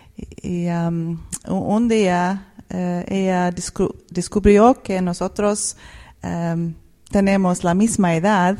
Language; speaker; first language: Spanish; non-native, fluent; Swedish